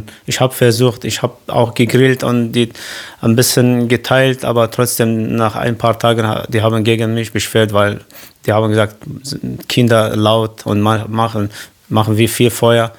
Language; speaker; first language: German; non-native, learner; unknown